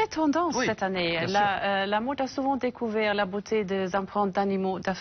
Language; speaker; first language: French; non-native, fluent; English